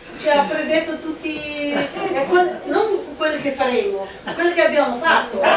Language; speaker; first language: Italian; non-native, fluent; Somali